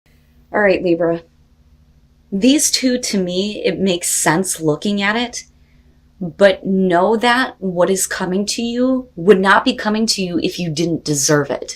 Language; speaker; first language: English; native; English